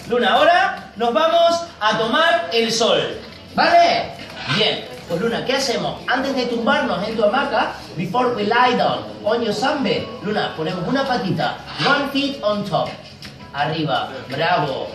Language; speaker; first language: Spanish; native; Spanish